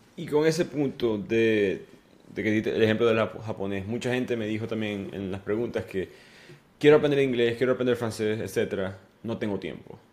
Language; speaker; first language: Spanish; native; Spanish